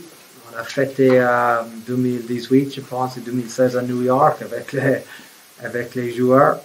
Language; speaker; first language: French; non-native, fluent; English